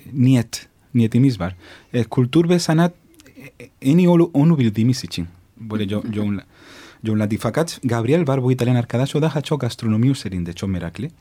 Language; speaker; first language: Turkish; non-native, fluent; Spanish